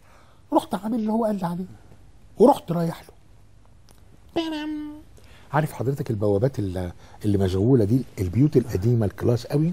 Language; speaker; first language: Arabic; native; Arabic